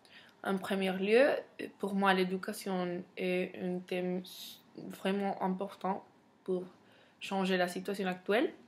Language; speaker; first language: French; non-native, fluent; Spanish